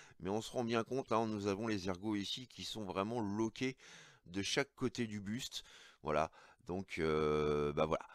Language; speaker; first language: French; native; French